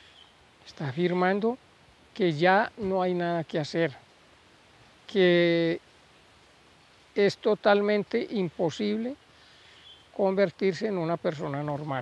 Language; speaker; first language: Spanish; native; Spanish